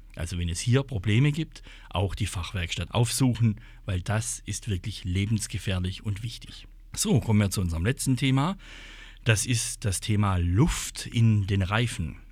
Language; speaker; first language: German; native; German